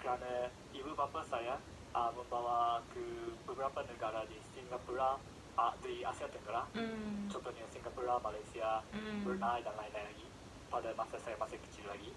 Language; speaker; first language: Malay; non-native, fluent; Japanese